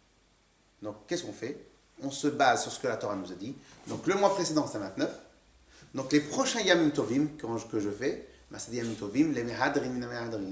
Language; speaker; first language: French; native; French